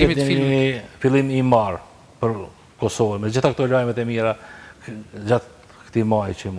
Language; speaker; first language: Albanian; native; Albanian